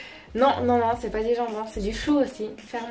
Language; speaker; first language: French; native; French